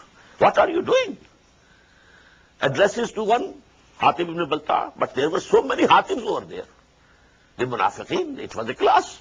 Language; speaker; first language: English; non-native, local second language; Urdu